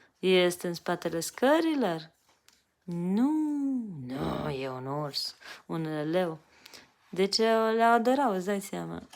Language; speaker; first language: Romanian; native; Romanian